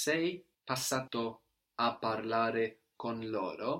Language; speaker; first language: Italian; non-native, fluent; English